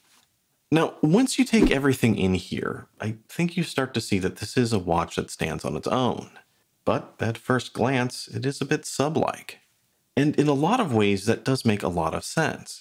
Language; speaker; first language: English; native; English